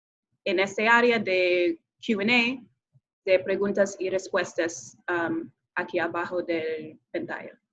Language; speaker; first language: Spanish; non-native, fluent; English